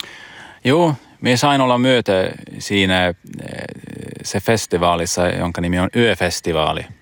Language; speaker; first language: Finnish; non-native, learner; Swedish